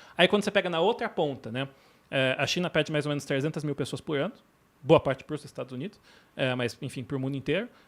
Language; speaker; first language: Portuguese; native; Portuguese